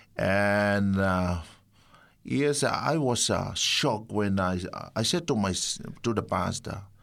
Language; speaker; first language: English; non-native, fluent; Samoan